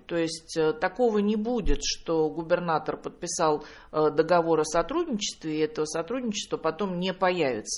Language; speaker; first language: Russian; native; Russian